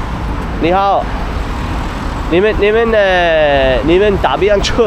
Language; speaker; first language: Chinese; non-native, learner; English